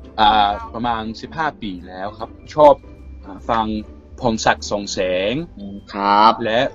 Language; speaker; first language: Thai; non-native, fluent; English